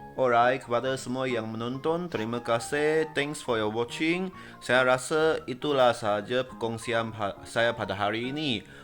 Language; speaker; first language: Malay; non-native, local second language; Chinese